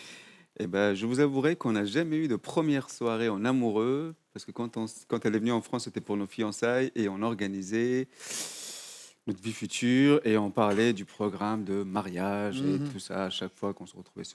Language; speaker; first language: French; native; French